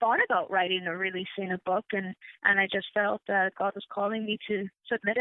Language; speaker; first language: English; native; English